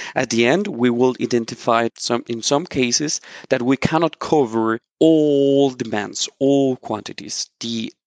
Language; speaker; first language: English; non-native, fluent; Spanish